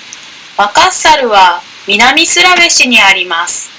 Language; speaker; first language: Japanese; non-native, learner; Indonesian